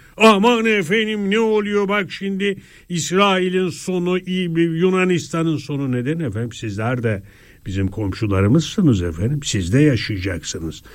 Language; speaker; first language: Turkish; native; Turkish